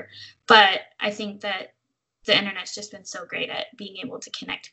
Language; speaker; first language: English; native; English